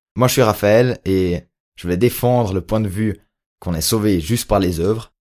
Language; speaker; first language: French; native; French